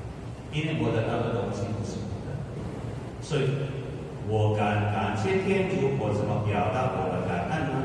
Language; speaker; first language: Chinese; non-native, fluent; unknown